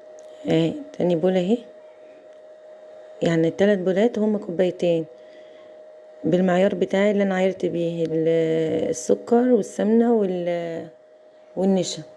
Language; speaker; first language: Arabic; native; Arabic